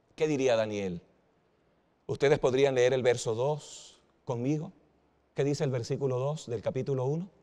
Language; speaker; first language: Spanish; native; Spanish